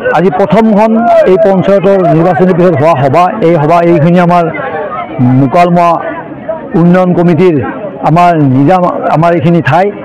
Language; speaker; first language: Assamese; native; Assamese